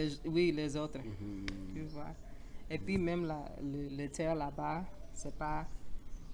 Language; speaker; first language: French; non-native, learner; English